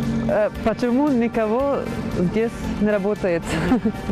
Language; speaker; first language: Russian; non-native, learner; Serbian